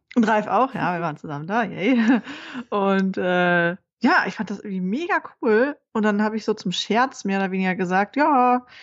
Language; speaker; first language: German; native; German